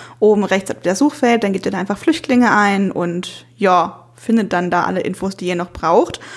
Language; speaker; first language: German; native; German